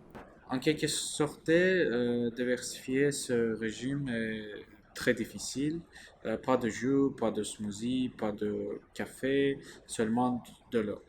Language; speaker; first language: French; non-native, learner; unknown